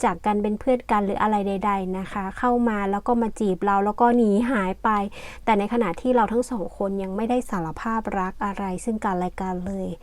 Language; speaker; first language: Thai; native; Thai